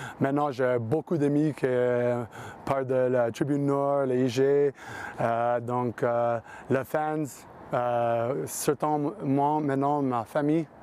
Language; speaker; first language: French; non-native, learner; English